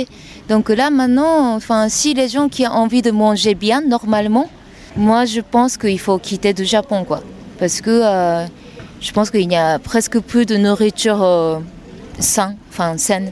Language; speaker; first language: French; non-native, learner; Japanese